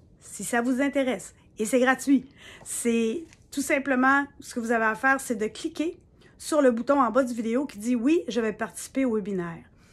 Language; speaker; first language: French; native; French